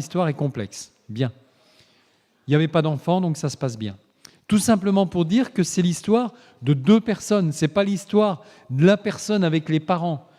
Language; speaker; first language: French; native; French